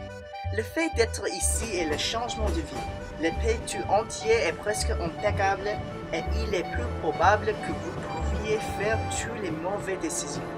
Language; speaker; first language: French; non-native, learner; English